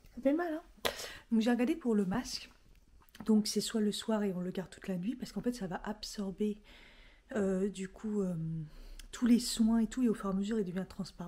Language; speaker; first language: French; native; French